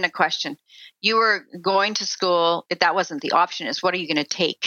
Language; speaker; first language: English; native; English